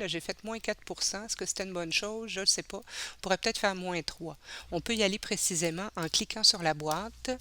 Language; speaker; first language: French; native; French